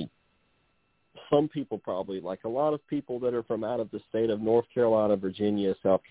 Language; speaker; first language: English; native; English